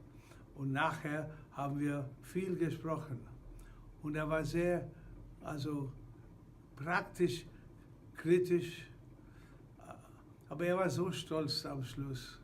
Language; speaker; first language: German; non-native, fluent; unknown